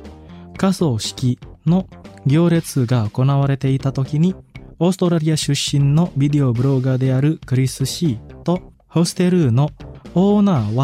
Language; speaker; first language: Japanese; non-native, fluent; Indonesian